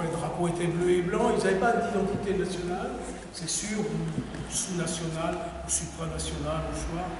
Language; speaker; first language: French; native; French